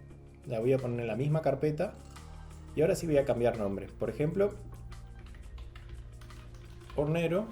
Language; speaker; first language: Spanish; native; Spanish